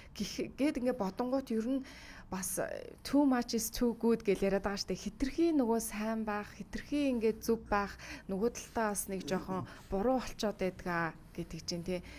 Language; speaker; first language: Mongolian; native; Mongolian